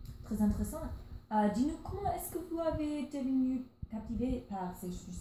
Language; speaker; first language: French; non-native, learner; English